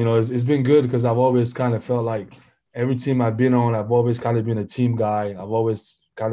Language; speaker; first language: English; non-native, local second language; French